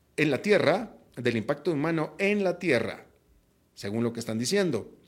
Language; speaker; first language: Spanish; native; Spanish